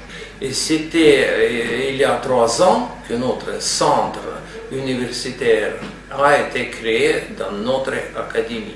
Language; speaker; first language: French; non-native, fluent; Russian